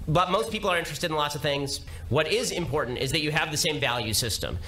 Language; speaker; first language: English; native; English